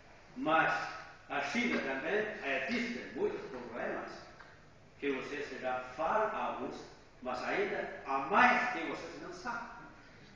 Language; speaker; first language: Portuguese; non-native, fluent; Chinese